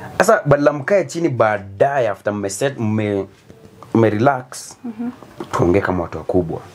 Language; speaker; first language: Swahili; native; Swahili